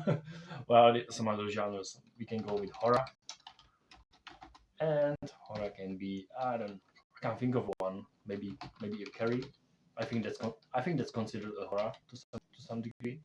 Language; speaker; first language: English; non-native, fluent; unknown